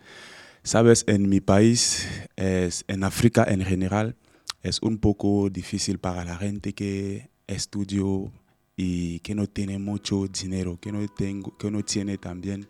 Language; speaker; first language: Spanish; non-native, learner; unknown